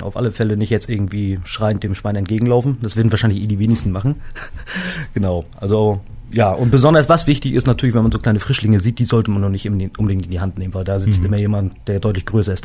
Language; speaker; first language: German; native; German